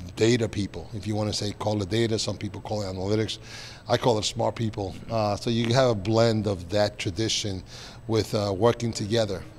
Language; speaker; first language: English; native; English